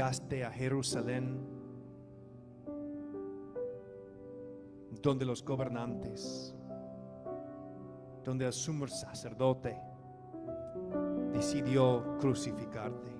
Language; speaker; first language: Spanish; non-native, fluent; English